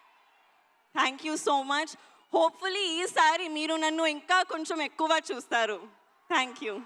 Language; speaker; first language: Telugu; non-native, local second language; Hindi